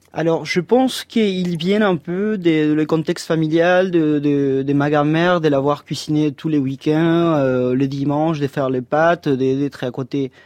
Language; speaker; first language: French; non-native, fluent; Spanish